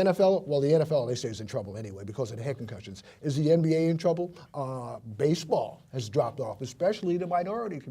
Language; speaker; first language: English; native; English